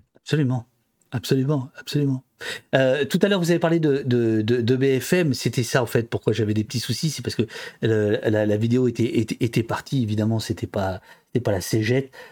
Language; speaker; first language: French; native; French